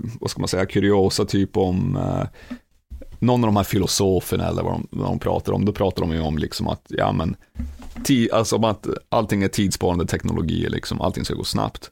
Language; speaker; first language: Swedish; native; Swedish